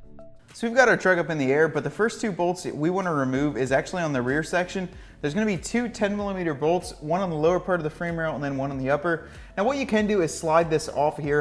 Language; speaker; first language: English; native; English